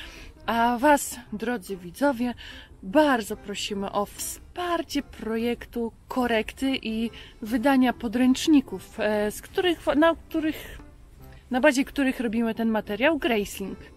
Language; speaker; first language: Polish; native; Polish